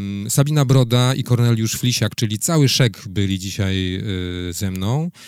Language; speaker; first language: Polish; native; Polish